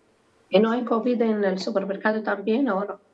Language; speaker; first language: Spanish; non-native, learner; Arabic